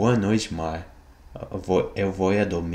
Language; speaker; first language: Portuguese; non-native, learner; English